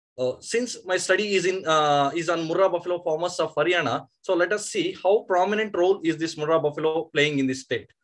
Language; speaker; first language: English; non-native, local second language; Kannada